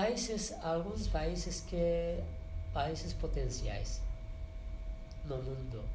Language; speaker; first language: Portuguese; non-native, learner; Persian